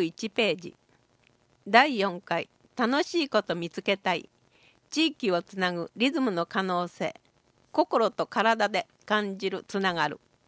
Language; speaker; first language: Japanese; native; Japanese